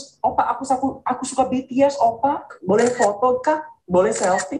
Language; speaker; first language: Indonesian; non-native, fluent; Korean